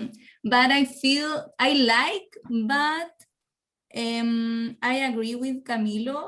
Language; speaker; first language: English; non-native, learner; Spanish